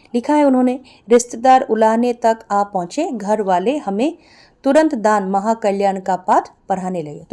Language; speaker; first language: Hindi; non-native, local second language; Assamese